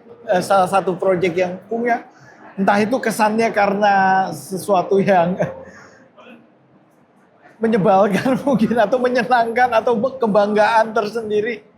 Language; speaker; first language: Indonesian; native; Indonesian